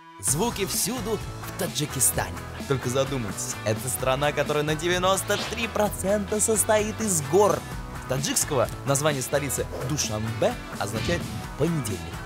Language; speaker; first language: Russian; native; Russian